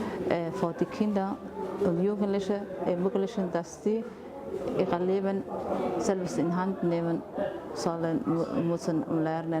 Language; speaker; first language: German; non-native, fluent; Somali